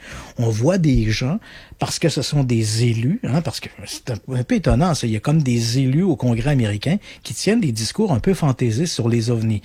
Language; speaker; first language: French; native; French